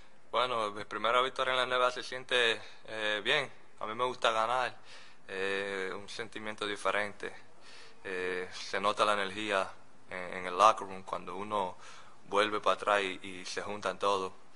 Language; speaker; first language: Spanish; native; Spanish